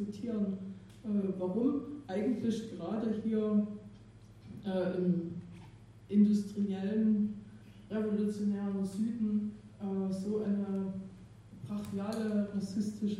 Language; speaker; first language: German; native; German